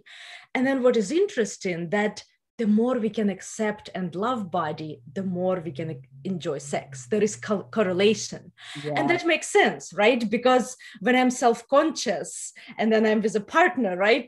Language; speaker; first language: English; non-native, fluent; Russian